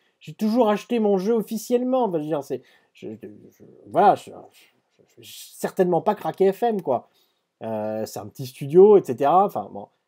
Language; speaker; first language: French; native; French